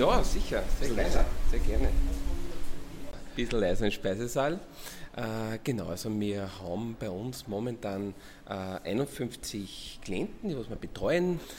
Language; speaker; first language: German; native; German